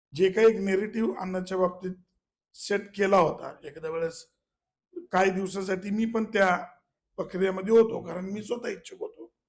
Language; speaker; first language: Marathi; non-native, local second language; Malayalam